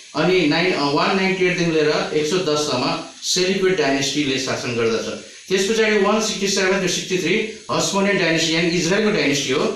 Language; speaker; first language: Nepali; native; Nepali